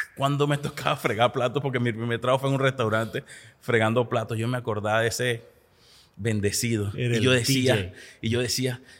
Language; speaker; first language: Spanish; native; Spanish